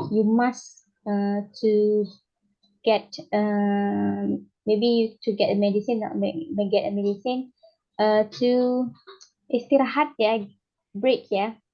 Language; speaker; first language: English; non-native, learner; Indonesian